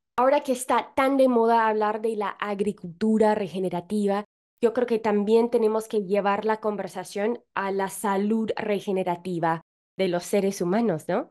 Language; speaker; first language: Spanish; non-native, fluent; English